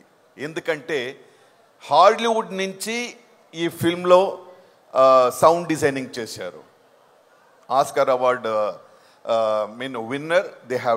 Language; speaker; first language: Telugu; non-native, local second language; Tamil